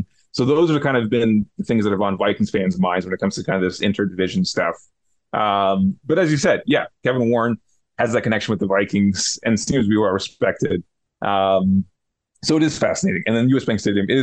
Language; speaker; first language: English; native; English